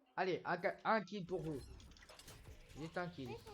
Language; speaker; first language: French; native; French